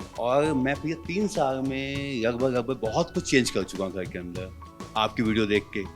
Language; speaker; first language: Hindi; native; Hindi